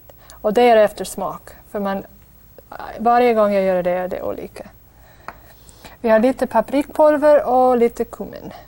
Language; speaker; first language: Swedish; non-native, fluent; English